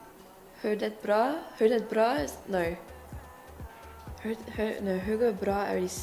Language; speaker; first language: Swedish; non-native, learner; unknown